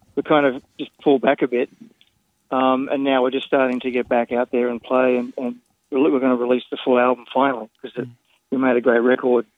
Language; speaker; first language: English; native; English